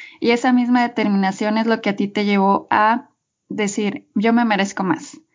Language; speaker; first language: Spanish; native; Spanish